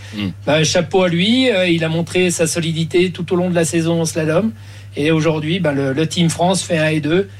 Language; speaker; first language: French; native; French